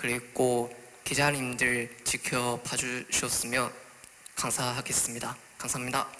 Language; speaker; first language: Korean; non-native, learner; Chinese